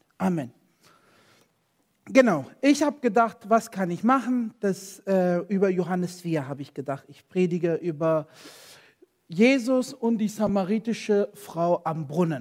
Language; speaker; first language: German; non-native, fluent; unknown